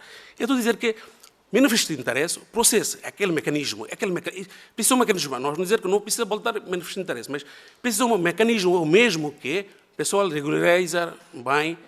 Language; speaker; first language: Portuguese; non-native, learner; Bangla